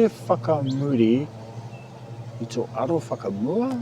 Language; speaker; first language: Māori; non-native, local second language; English